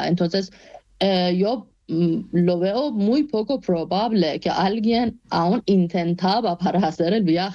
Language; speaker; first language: Spanish; non-native, fluent; Persian